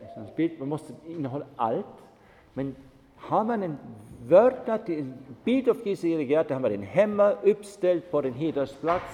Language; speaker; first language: Swedish; non-native, fluent; German